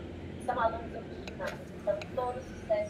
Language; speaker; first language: Portuguese; native; Portuguese